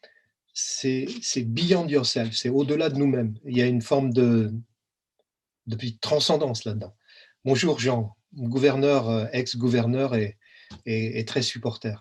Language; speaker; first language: French; native; French